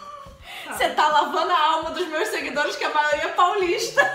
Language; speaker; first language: Portuguese; native; Portuguese